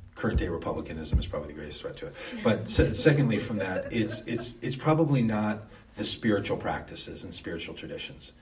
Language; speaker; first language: English; native; English